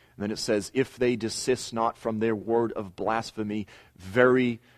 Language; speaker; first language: English; native; English